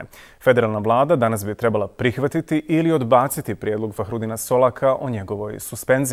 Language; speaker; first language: Serbian; native; Serbian